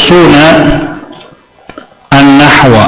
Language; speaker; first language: Arabic; non-native, fluent; Indonesian